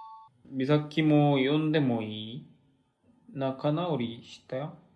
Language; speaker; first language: Japanese; non-native, learner; Korean